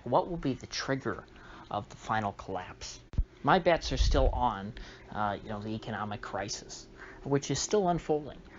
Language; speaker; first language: English; native; English